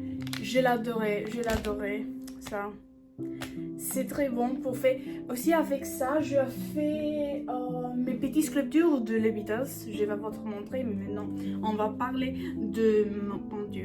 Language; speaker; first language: French; non-native, learner; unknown